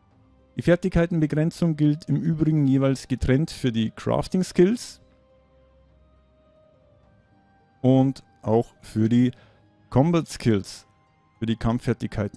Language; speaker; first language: German; native; German